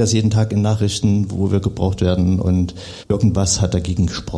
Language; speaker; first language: German; native; German